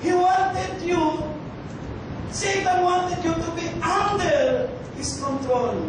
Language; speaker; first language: English; non-native, local second language; Filipino